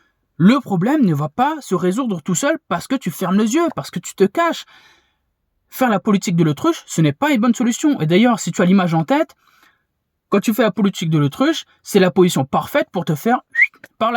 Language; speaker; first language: French; native; French